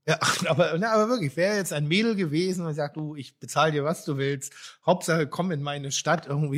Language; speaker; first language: German; native; German